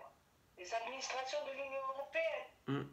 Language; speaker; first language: French; non-native, learner; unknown